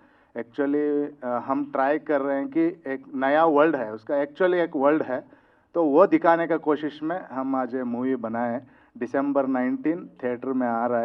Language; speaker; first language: Hindi; non-native, local second language; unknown